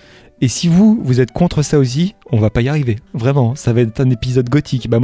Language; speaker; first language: French; native; French